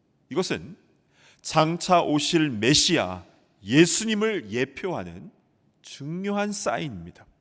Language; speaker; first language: Korean; native; Korean